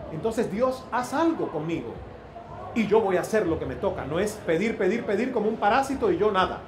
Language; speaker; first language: Spanish; native; Spanish